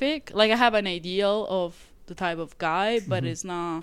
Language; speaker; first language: English; non-native, fluent; Italian